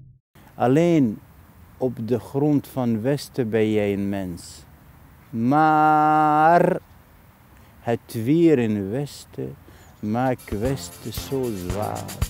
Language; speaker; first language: Dutch; non-native, fluent; Arabic